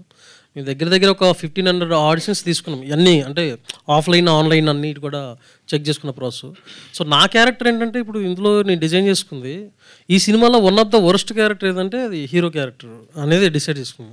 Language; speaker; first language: Telugu; native; Telugu